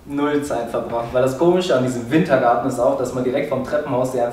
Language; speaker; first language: German; native; German